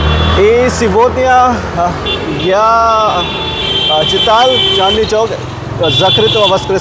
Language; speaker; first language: Russian; non-native, learner; Hindi